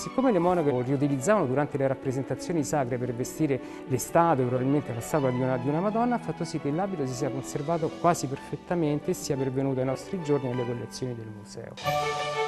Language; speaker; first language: Italian; native; Italian